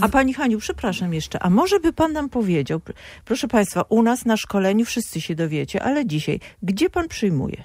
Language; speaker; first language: Polish; native; Polish